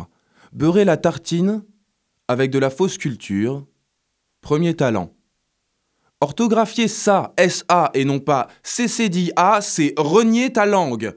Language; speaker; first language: French; native; French